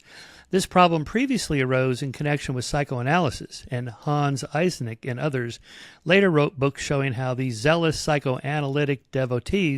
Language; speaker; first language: English; native; English